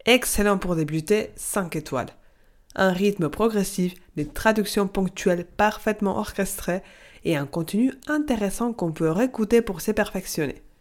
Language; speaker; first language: French; non-native, fluent; Spanish